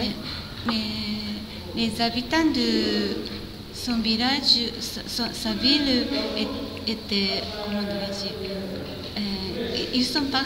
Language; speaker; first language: French; non-native, fluent; Japanese